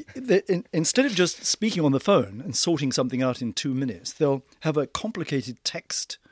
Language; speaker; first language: English; native; English